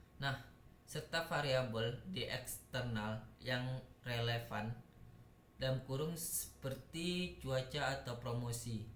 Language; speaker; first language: Indonesian; native; Indonesian